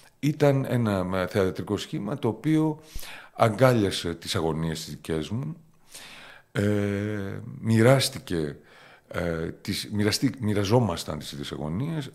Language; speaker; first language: Greek; native; Greek